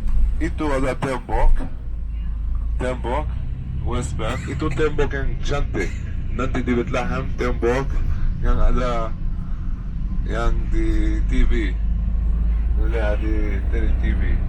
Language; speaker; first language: Indonesian; non-native, fluent; Arabic